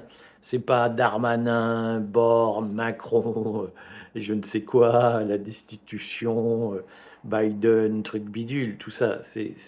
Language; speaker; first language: French; native; French